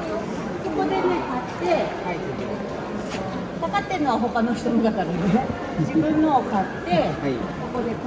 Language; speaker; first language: Japanese; native; Japanese